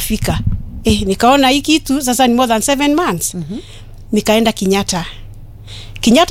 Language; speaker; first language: Swahili; non-native, local second language; Kikuyu